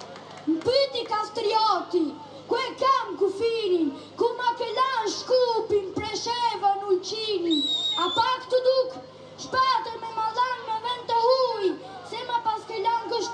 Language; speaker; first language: Albanian; early bilingual, heritage; Albanian